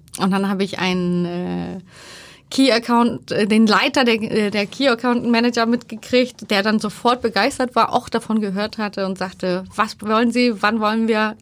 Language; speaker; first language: German; early bilingual, other home language; Turkish